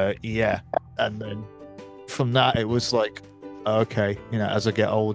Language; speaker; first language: English; native; English